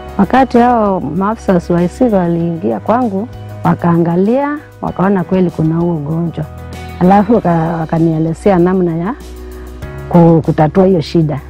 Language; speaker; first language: Swahili; non-native, local second language; Kamba